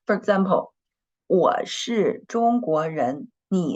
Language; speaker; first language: Chinese; non-native, fluent; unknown